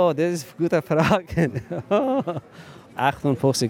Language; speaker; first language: German; non-native, learner; Persian